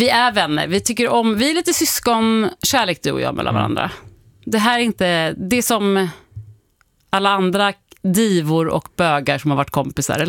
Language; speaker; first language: Swedish; native; Swedish